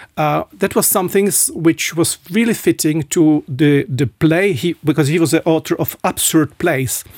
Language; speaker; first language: English; non-native, fluent; Czech